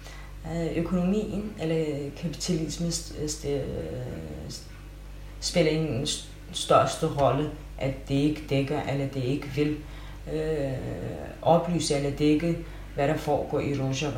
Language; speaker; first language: Danish; non-native, fluent; Kurdish